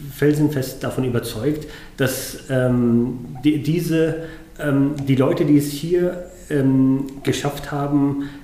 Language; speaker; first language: German; non-native, fluent; Arabic